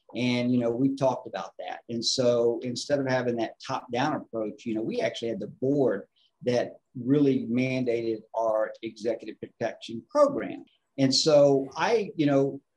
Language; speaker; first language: English; native; English